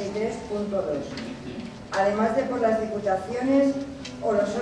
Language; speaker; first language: Spanish; native; Spanish